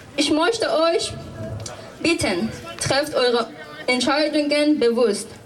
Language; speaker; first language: German; non-native, fluent; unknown